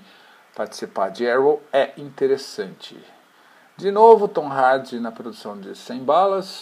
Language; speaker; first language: Portuguese; native; Portuguese